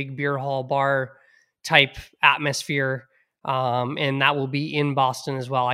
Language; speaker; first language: English; native; English